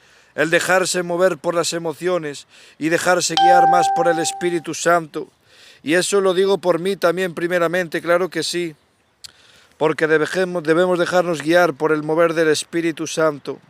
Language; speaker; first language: Spanish; native; Spanish